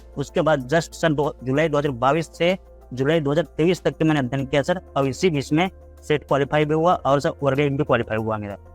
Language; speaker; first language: Hindi; native; Hindi